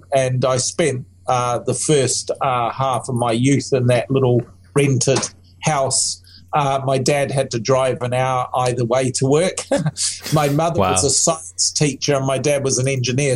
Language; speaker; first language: English; native; English